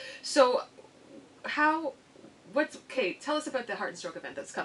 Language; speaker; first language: English; native; English